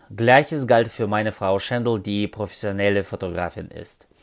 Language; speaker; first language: German; non-native, fluent; Russian